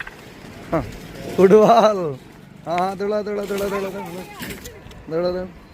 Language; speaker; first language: Hindi; native; Hindi